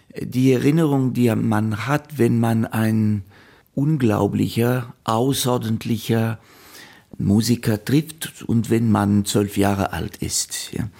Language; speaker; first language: German; non-native, fluent; French